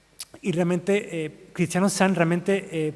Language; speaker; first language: Spanish; native; Spanish